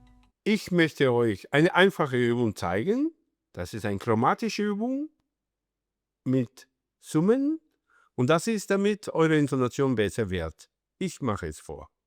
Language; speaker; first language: German; non-native, fluent; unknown